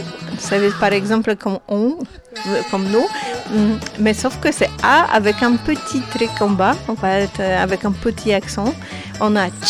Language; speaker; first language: French; non-native, fluent; Polish